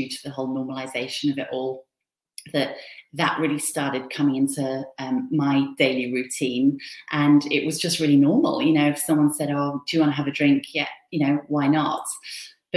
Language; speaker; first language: English; native; English